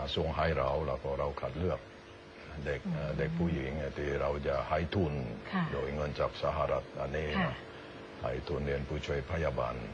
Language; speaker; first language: Thai; non-native, fluent; Indonesian